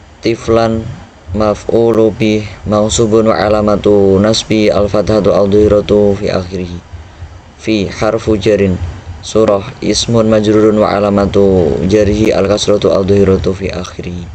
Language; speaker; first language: Arabic; non-native, learner; Indonesian